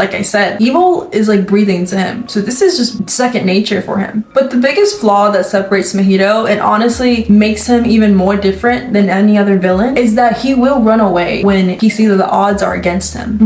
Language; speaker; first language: English; native; English